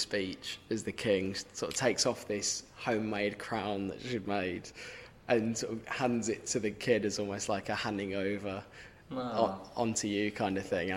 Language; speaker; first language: English; native; English